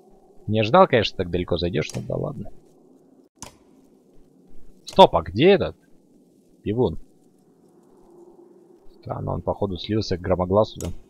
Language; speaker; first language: Russian; native; Russian